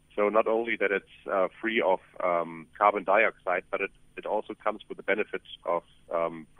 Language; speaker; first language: English; non-native, fluent; German